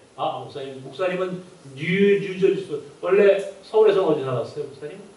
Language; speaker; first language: Korean; native; Korean